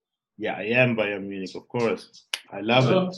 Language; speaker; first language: English; non-native, fluent; German